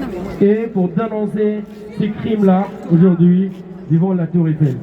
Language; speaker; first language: French; non-native, fluent; Arabic